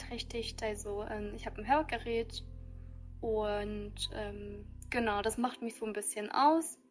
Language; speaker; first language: German; early bilingual, other home language; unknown